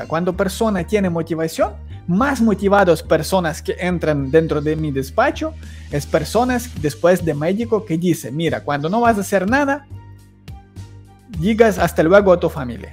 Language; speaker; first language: Spanish; non-native, learner; Ukrainian